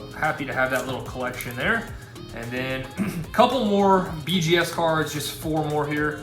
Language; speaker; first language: English; native; English